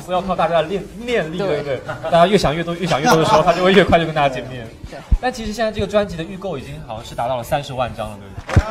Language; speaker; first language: Chinese; native; Chinese